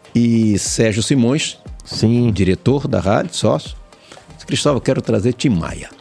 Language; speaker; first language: Portuguese; native; Portuguese